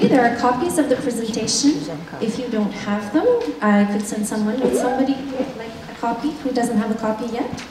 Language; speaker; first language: English; non-native, local second language; French